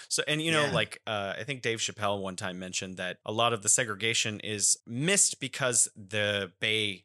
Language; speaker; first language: English; native; English